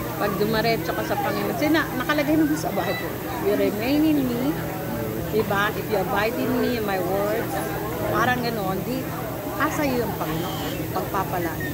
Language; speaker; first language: Filipino; native; Filipino